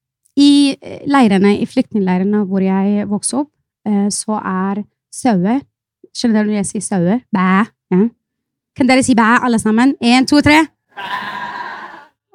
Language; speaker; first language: Norwegian; non-native, fluent; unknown